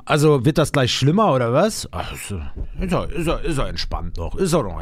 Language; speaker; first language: German; native; German